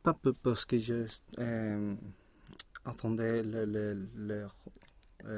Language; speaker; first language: French; non-native, learner; Spanish